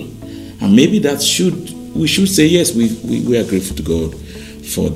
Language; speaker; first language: English; non-native, local second language; Yoruba